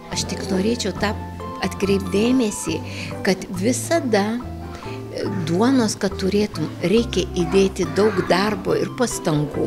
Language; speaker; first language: Lithuanian; native; Lithuanian